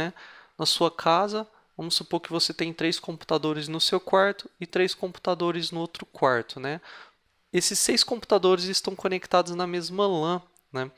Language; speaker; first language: Portuguese; native; Portuguese